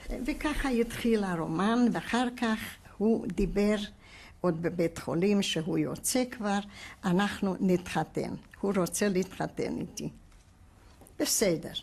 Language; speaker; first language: Hebrew; non-native, fluent; Hungarian